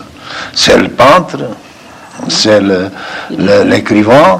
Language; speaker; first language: French; non-native, fluent; Portuguese